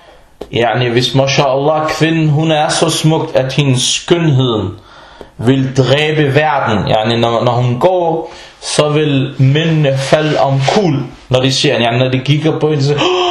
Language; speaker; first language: Danish; non-native, fluent; Arabic